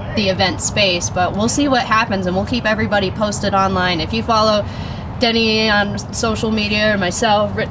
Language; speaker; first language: English; native; English